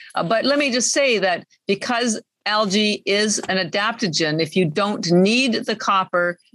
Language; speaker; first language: English; native; English